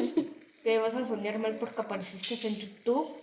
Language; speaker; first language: Spanish; native; Spanish